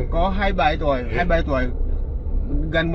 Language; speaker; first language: Vietnamese; non-native, learner; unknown